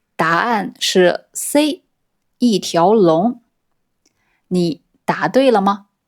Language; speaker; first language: Chinese; native; Chinese